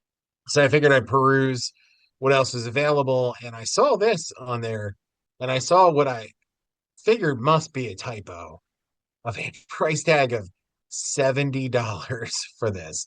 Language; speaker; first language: English; native; English